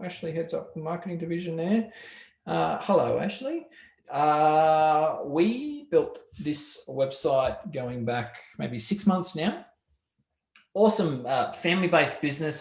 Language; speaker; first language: English; native; English